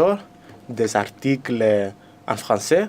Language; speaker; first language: French; non-native, fluent; Greek